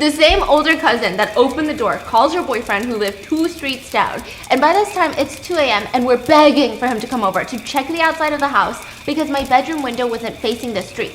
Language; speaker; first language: English; native; English